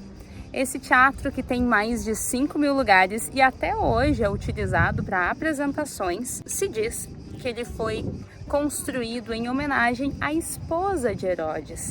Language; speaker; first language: Portuguese; native; Portuguese